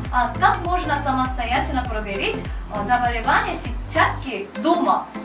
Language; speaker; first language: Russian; non-native, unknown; Korean